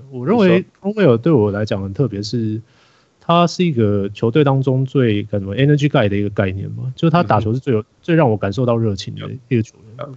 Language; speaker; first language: Chinese; native; Chinese